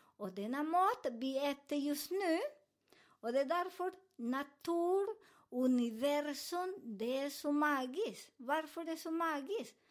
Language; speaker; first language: Swedish; non-native, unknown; Spanish